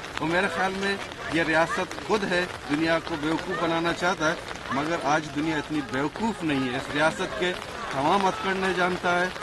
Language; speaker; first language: Urdu; non-native, local second language; Baluchi